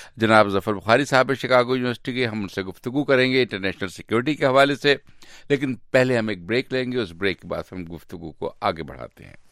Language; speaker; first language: Urdu; native; Urdu